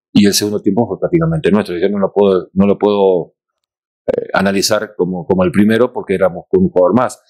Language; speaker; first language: Spanish; native; Spanish